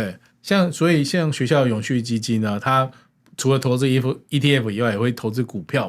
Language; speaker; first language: Chinese; native; Chinese